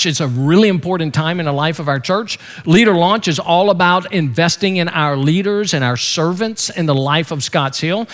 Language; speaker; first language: English; native; English